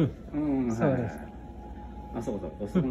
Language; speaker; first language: Japanese; native; Japanese